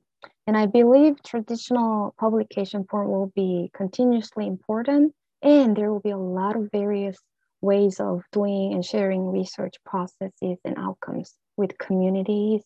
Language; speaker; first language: English; non-native, fluent; Korean